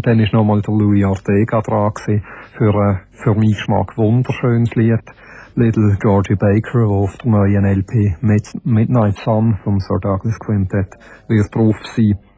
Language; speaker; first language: German; native; German